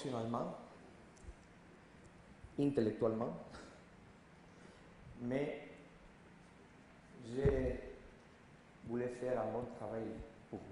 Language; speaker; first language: French; non-native, learner; Spanish